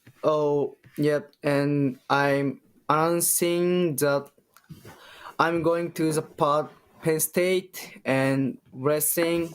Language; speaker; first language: English; non-native, learner; Japanese